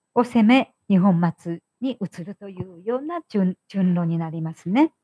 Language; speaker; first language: Japanese; native; Japanese